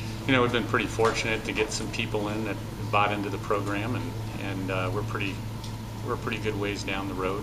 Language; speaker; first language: English; native; English